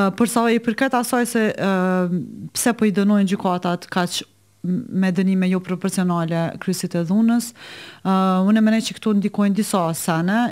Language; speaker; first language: Albanian; native; Albanian